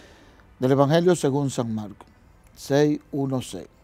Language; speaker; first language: Spanish; native; Spanish